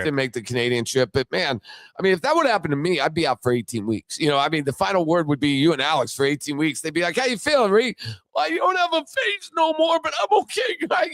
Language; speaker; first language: English; native; English